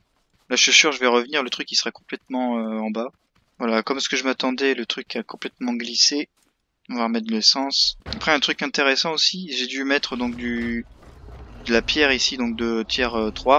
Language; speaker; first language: French; native; French